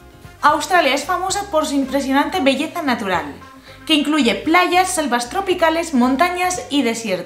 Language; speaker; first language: Spanish; native; Spanish